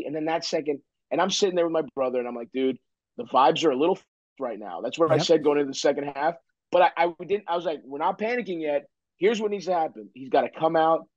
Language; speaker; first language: English; native; English